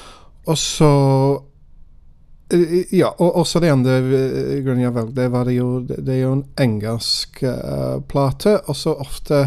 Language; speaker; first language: Norwegian; non-native, fluent; English